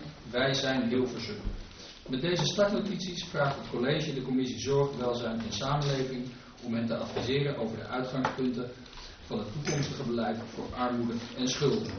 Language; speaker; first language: Dutch; native; Dutch